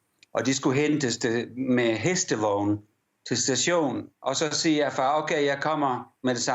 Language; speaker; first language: Danish; early bilingual, heritage; English